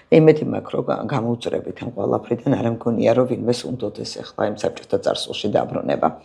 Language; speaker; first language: Georgian; native; Georgian